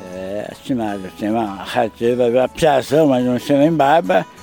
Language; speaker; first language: Portuguese; native; Portuguese